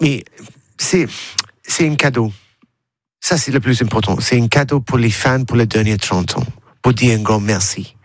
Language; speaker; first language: French; non-native, learner; English